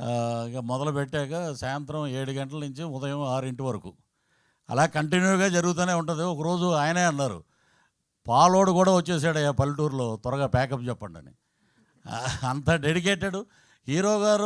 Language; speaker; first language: Telugu; native; Telugu